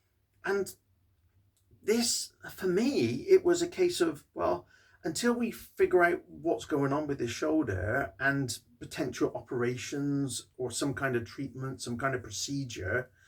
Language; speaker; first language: English; native; English